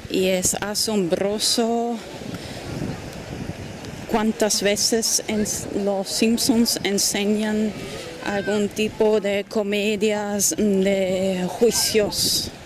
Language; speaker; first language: Spanish; non-native, fluent; German